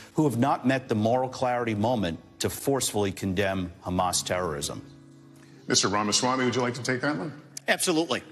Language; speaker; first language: English; native; English